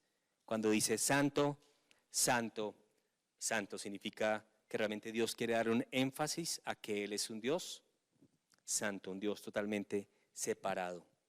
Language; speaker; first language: Spanish; native; Spanish